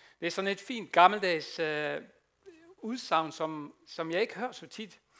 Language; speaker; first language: Danish; non-native, fluent; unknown